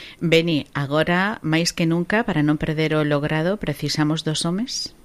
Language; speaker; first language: Galician; native; Galician